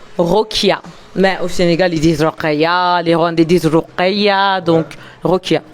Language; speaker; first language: French; non-native, local second language; Lingala